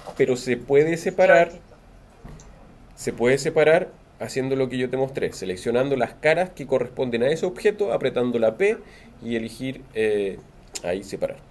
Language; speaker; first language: Spanish; native; Spanish